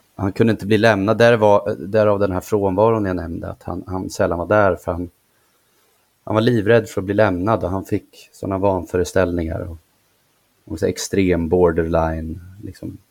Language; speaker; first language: Swedish; native; Swedish